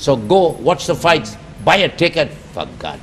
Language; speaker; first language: English; non-native, local second language; Filipino